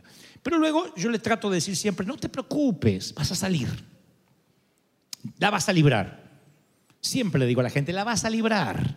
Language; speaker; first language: Spanish; native; Spanish